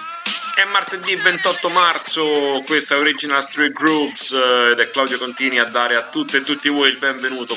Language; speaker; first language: Italian; native; Italian